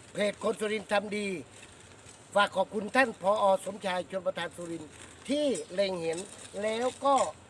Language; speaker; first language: Thai; native; Thai